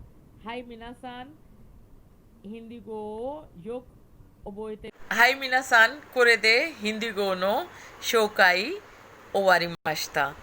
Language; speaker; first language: Japanese; non-native, fluent; Hindi